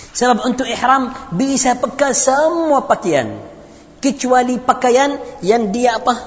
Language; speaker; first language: Indonesian; non-native, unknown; Arabic